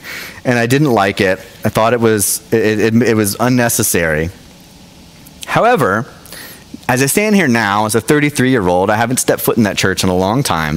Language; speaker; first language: English; native; English